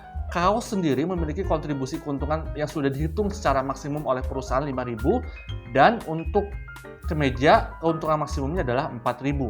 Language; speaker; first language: Indonesian; native; Indonesian